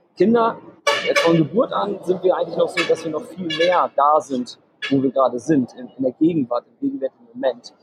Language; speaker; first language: German; native; German